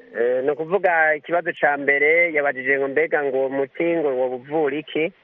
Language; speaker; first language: Rundi; native; Rundi